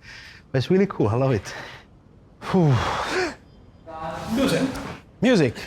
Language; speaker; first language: English; non-native, fluent; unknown